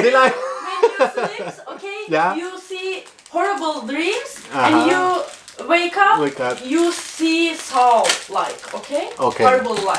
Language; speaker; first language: English; non-native, learner; Turkish